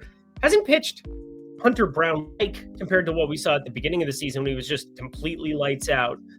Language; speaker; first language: English; native; English